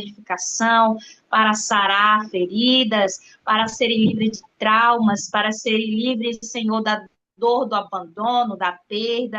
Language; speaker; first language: Portuguese; native; Portuguese